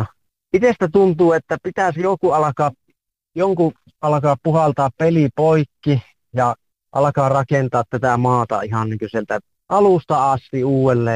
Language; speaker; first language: Finnish; native; Finnish